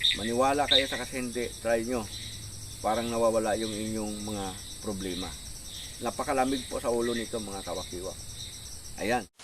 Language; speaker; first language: Filipino; non-native, local second language; Hiligaynon